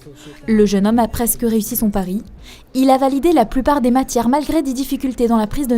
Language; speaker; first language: French; native; French